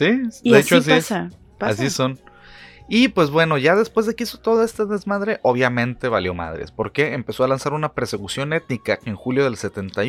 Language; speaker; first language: Spanish; native; Spanish